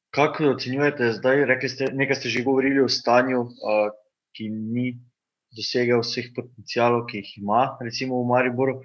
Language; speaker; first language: Slovenian; native; Slovenian